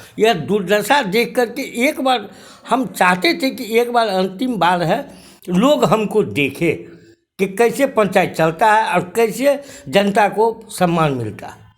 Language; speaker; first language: Hindi; native; Hindi